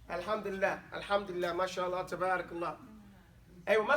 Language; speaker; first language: Arabic; non-native, fluent; English